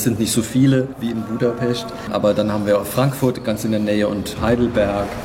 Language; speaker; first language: German; native; German